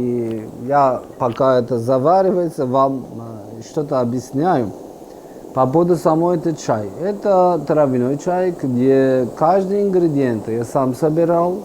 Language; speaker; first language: Russian; non-native, fluent; Persian